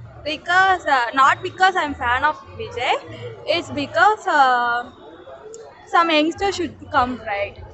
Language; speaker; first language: English; non-native, local second language; Tamil